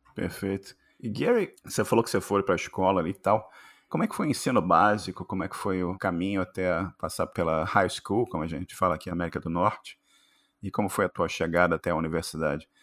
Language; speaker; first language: Portuguese; native; Portuguese